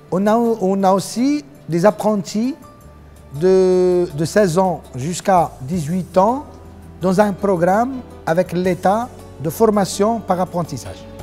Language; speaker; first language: French; non-native, local second language; Arabic